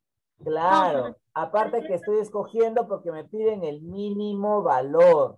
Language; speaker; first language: Spanish; native; Spanish